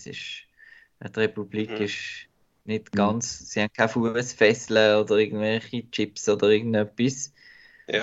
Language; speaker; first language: German; native; German